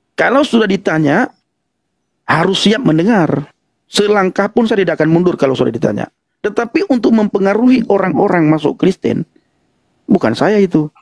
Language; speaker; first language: Indonesian; non-native, local second language; Achinese